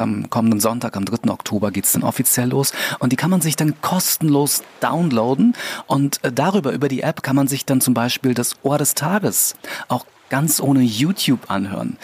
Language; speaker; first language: German; native; German